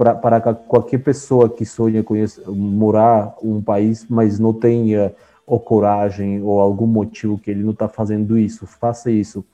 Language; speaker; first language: Portuguese; non-native, fluent; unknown